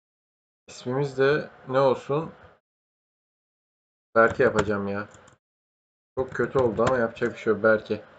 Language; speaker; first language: Turkish; native; Turkish